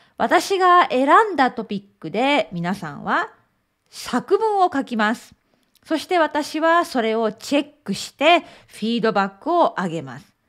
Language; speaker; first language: Japanese; native; Japanese